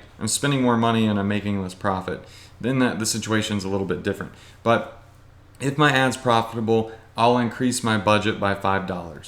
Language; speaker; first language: English; native; English